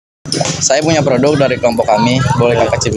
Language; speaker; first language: Indonesian; native; Indonesian